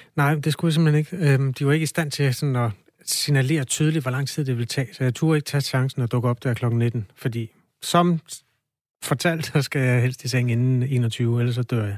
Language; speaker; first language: Danish; native; Danish